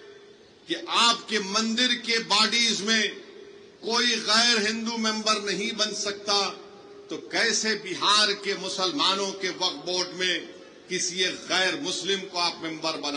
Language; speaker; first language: Urdu; native; Urdu